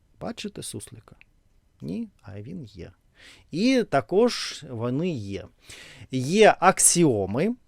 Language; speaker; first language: Ukrainian; non-native, learner; Russian